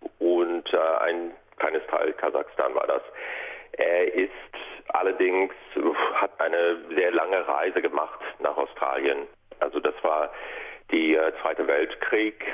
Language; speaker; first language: German; non-native, fluent; English